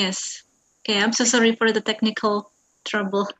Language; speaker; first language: English; non-native, fluent; Indonesian